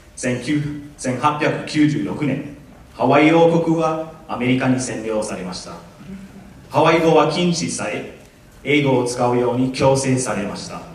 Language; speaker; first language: Japanese; non-native, fluent; English